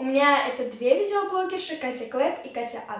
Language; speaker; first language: Russian; native; Russian